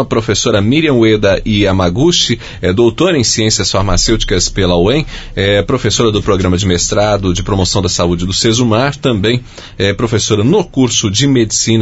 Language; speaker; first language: Portuguese; native; Portuguese